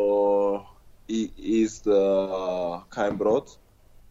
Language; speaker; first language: German; non-native, learner; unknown